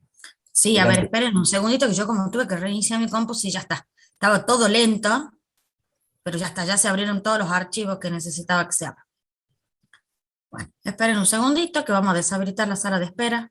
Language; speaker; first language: Spanish; native; Spanish